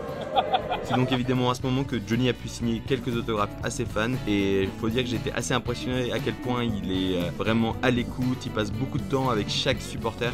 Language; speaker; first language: French; native; French